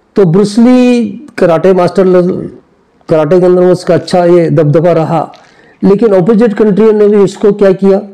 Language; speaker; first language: Hindi; native; Hindi